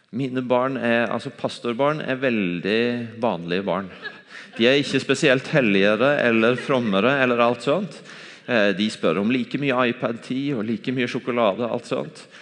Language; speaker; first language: Norwegian; native; Norwegian